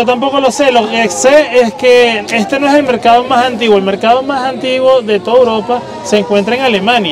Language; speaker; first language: Spanish; native; Spanish